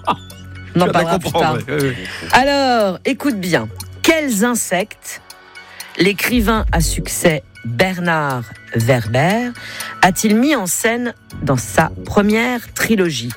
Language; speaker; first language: French; native; French